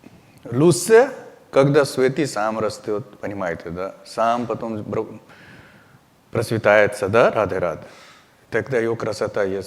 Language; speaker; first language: Russian; non-native, learner; Hindi